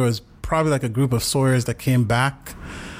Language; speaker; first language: English; non-native, local second language; Yoruba